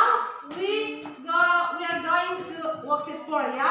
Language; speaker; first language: English; non-native, learner; Indonesian